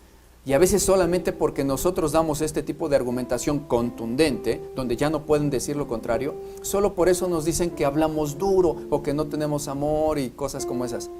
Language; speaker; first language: Spanish; native; Spanish